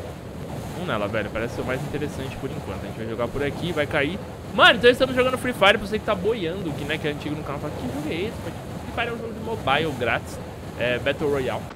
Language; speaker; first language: Portuguese; native; Portuguese